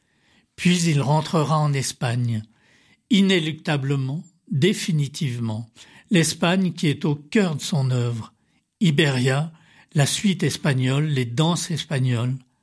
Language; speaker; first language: French; native; French